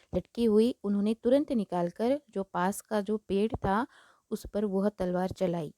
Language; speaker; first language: Hindi; non-native, local second language; Marathi